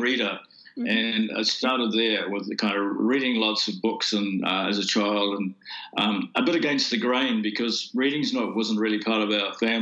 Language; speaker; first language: English; native; English